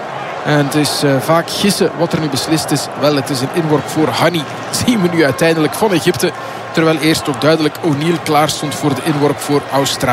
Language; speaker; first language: Dutch; native; Dutch